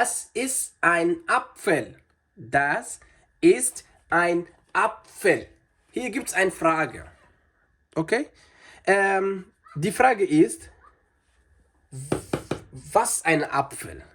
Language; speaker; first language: German; non-native, learner; Somali